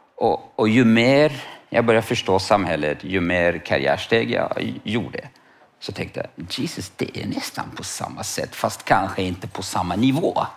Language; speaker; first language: Swedish; non-native, fluent; Kurdish